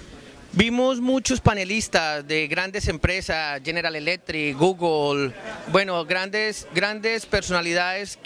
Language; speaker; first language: Spanish; native; Spanish